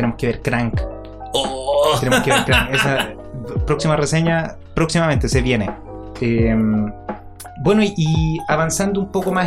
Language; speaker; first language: Spanish; native; Spanish